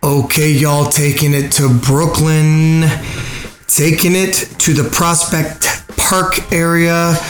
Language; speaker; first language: English; native; English